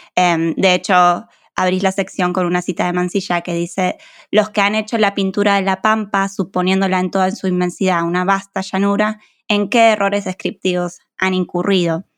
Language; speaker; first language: Spanish; native; Spanish